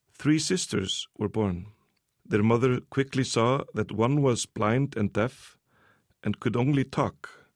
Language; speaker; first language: English; early bilingual, other home language; Icelandic